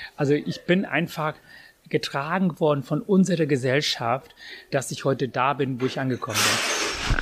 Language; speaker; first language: German; non-native, fluent; Tamil